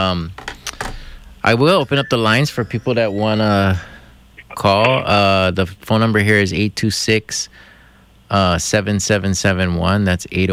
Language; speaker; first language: English; non-native, local second language; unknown